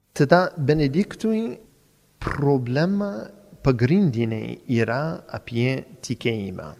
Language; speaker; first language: Lithuanian; non-native, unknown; English